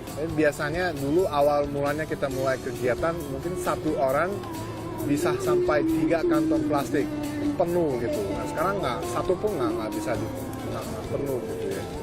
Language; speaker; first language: Indonesian; non-native, fluent; Japanese